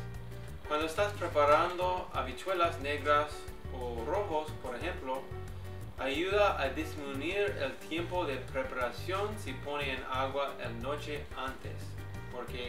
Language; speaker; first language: Spanish; early bilingual, heritage; English